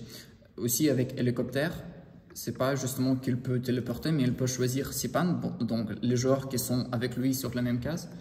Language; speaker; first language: French; non-native, learner; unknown